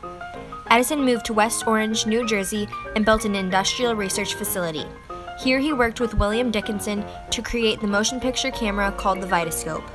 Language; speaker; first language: English; native; English